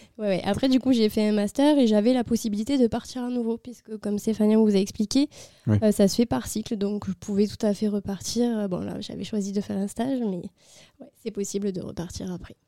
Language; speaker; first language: French; native; French